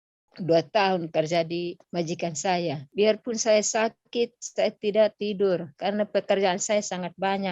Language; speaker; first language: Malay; non-native, local second language; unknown